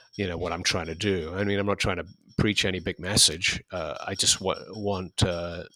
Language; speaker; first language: English; native; English